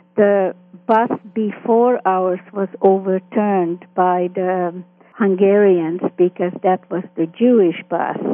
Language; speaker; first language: English; early bilingual, other home language; Hungarian